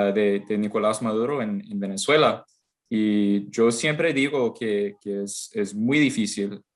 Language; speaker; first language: Spanish; non-native, fluent; English